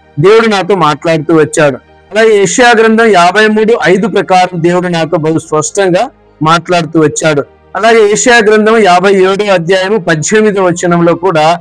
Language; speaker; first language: Telugu; non-native, local second language; Lambadi